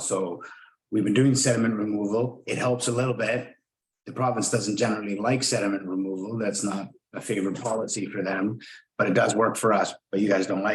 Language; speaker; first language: English; native; English